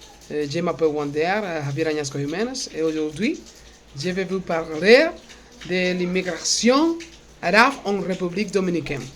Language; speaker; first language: French; non-native, learner; Spanish